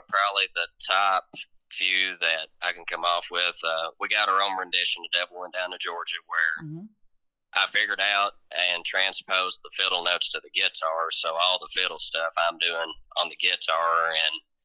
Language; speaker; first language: English; native; English